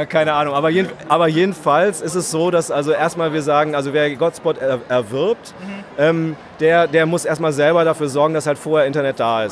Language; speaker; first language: German; native; German